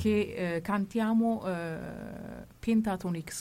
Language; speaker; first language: Italian; non-native, learner; Amharic